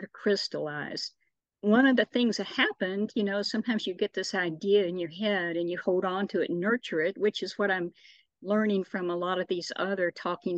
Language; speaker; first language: English; native; English